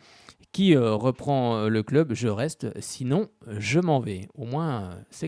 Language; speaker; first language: French; native; French